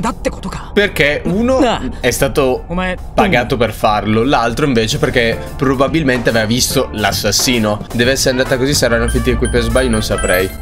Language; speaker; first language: Italian; native; Italian